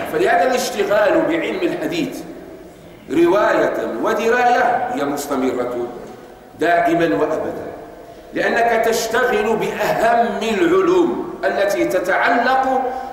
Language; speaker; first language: Arabic; native; Arabic